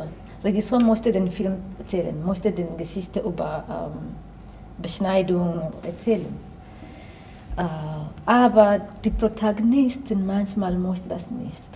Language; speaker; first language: German; non-native, learner; Swahili